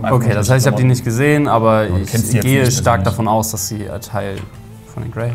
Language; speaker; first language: German; native; German